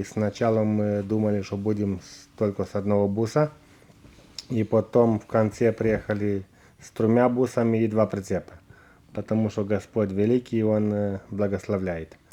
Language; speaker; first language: Russian; non-native, local second language; Romanian